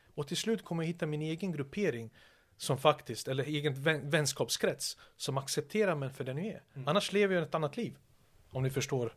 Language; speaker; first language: Swedish; early bilingual, other home language; Serbian